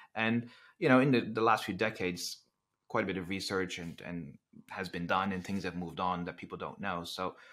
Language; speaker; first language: English; non-native, fluent; Dutch